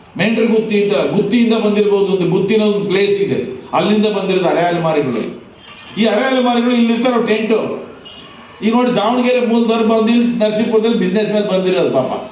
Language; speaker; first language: Kannada; non-native, local second language; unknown